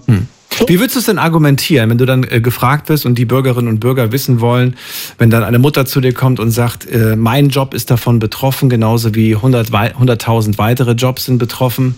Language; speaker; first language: German; native; German